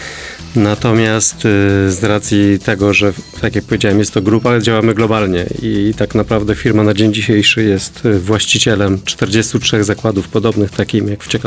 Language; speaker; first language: Polish; native; Polish